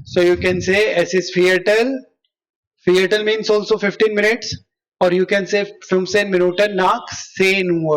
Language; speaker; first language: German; non-native, learner; Hindi